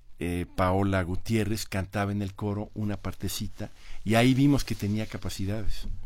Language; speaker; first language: Spanish; native; Spanish